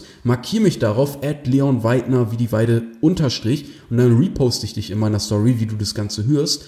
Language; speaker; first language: German; native; German